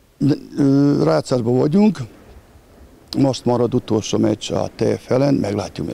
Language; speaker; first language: Hungarian; non-native, fluent; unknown